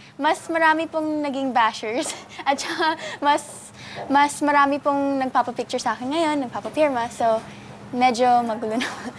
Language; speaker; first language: Filipino; early bilingual, other home language; English